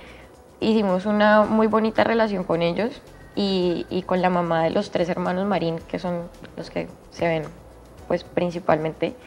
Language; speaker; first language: Spanish; native; Spanish